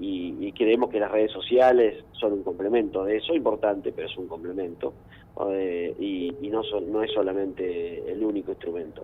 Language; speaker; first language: Spanish; native; Spanish